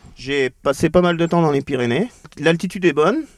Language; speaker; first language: French; native; French